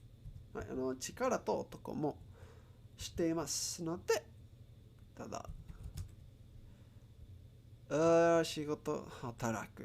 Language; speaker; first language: Japanese; non-native, learner; Spanish